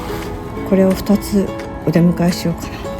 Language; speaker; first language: Japanese; native; Japanese